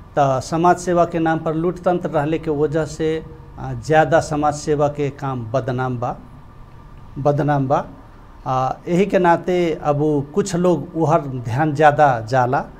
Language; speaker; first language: Bhojpuri; non-native, local second language; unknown